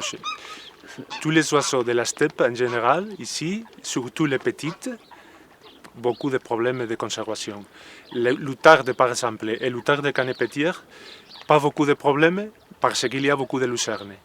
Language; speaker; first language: French; non-native, learner; Spanish